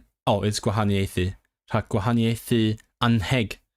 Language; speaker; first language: Welsh; non-native, learner; Cantonese